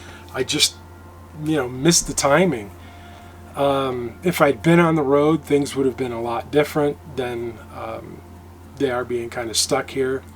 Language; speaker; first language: English; native; English